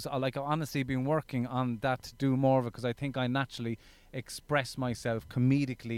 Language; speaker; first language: English; native; English